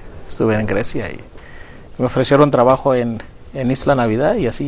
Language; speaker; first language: Spanish; non-native, fluent; Greek